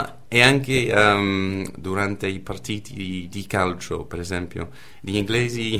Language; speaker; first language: Italian; non-native, fluent; English